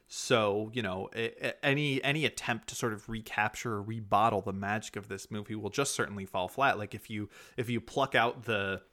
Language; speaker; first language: English; early bilingual, other home language; German